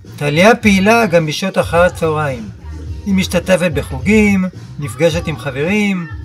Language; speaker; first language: Hebrew; native; Hebrew